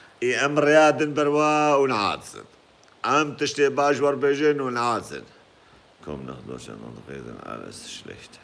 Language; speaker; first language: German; non-native, fluent; Kurdish